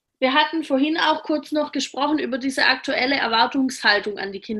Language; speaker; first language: German; native; German